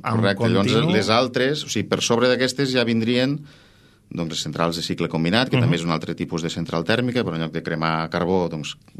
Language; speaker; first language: Catalan; native; Catalan